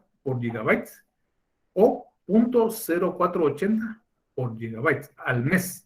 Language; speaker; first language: Spanish; native; Spanish